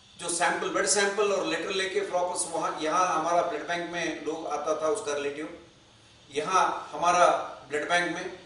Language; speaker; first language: Hindi; non-native, local second language; Kannada